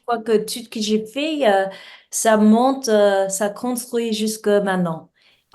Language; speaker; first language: French; non-native, learner; English